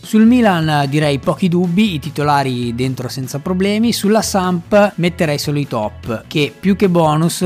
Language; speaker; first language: Italian; native; Italian